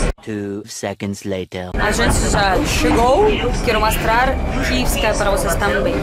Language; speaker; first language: Portuguese; non-native, learner; Russian